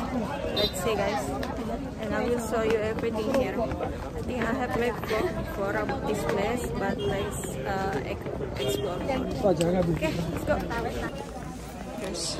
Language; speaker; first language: English; non-native, learner; Indonesian